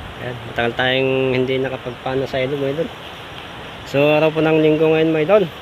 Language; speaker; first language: Filipino; non-native, local second language; Iloko